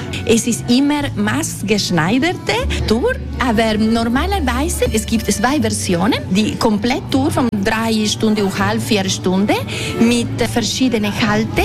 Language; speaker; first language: German; non-native, local second language; Italian